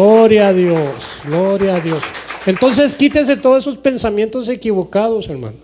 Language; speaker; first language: Spanish; native; Spanish